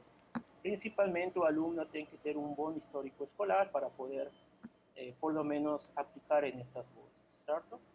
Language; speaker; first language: Portuguese; non-native, fluent; Spanish